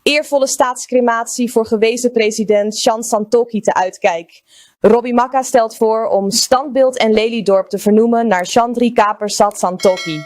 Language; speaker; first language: Dutch; native; Dutch